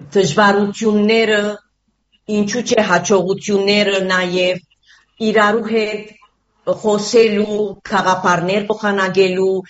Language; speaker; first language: Armenian; early bilingual, heritage; Armenian